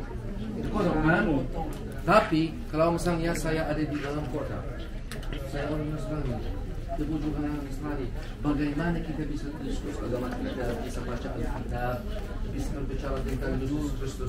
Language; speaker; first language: Indonesian; non-native, learner; Arabic